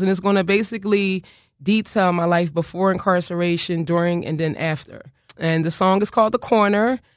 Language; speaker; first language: English; native; English